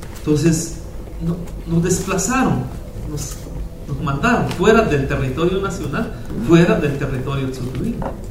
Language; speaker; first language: Spanish; non-native, local second language; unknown